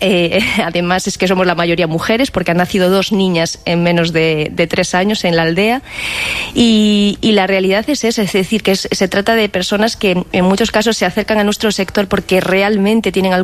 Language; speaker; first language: Spanish; native; Spanish